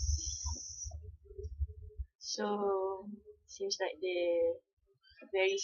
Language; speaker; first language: English; non-native, local second language; Malay